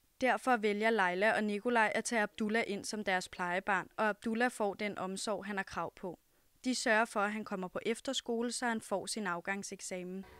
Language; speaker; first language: Danish; native; Danish